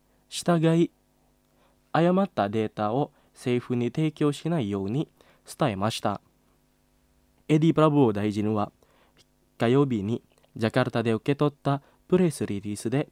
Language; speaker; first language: Japanese; non-native, fluent; Indonesian